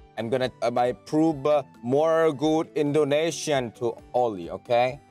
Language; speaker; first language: English; non-native, learner; Korean